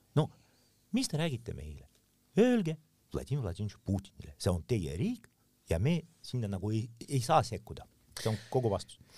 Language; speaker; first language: Estonian; non-native, local second language; Russian